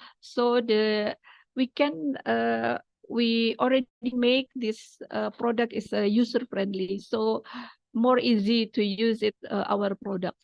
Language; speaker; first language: English; non-native, fluent; Indonesian